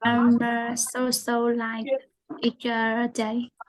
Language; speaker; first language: English; non-native, learner; Vietnamese